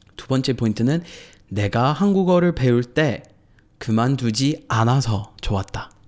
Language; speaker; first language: Korean; non-native, fluent; English